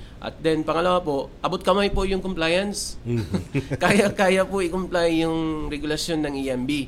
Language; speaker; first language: Filipino; non-native, local second language; Cebuano